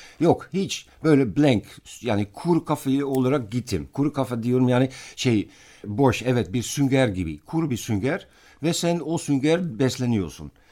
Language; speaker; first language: Turkish; non-native, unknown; Dutch